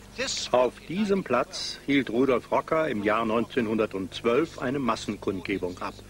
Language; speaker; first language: German; native; German